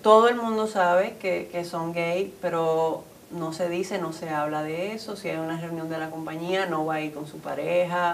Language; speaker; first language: Spanish; native; Spanish